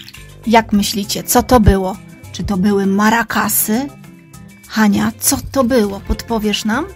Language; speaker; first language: Polish; native; Polish